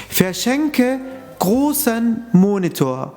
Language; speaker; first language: German; non-native, fluent; Turkish